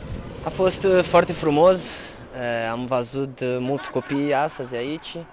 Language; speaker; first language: Romanian; non-native, learner; Portuguese